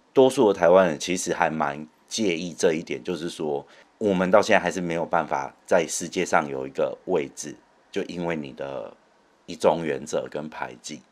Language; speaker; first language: Chinese; native; Chinese